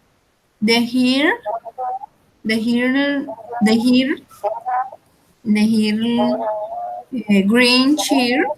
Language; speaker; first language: English; non-native, learner; Spanish